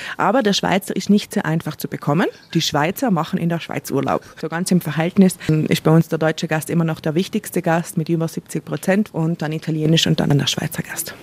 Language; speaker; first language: German; native; German